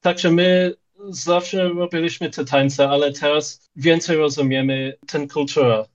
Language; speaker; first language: Polish; early bilingual, heritage; English